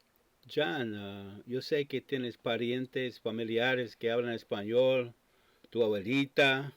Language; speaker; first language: Spanish; non-native, fluent; English